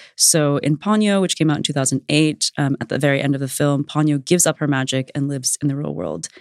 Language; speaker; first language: English; native; English